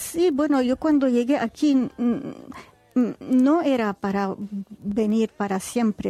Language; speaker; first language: Spanish; non-native, fluent; Arabic